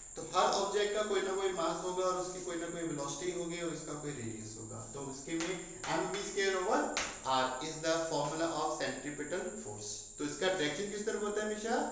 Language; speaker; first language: Hindi; non-native, local second language; Punjabi